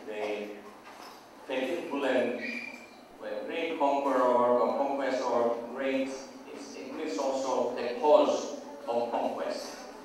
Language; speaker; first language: English; non-native, fluent; Greek